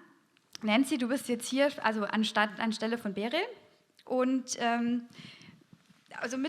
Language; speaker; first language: German; native; German